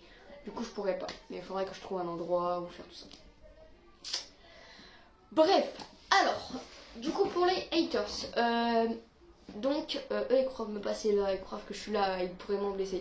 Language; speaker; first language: French; native; French